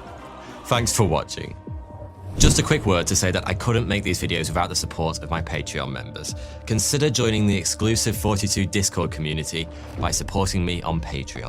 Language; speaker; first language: English; native; English